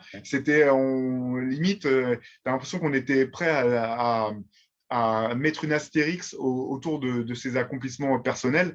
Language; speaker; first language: French; native; French